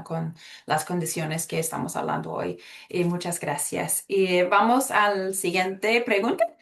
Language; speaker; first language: Spanish; early bilingual, heritage; Spanish